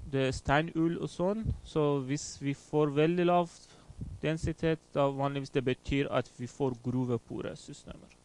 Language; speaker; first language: Norwegian; non-native, learner; Persian